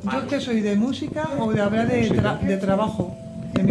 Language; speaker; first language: Spanish; native; Spanish